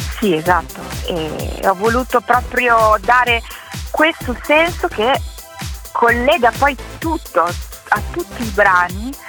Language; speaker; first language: Italian; native; Italian